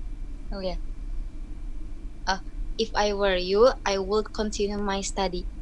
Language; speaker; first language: English; non-native, learner; Indonesian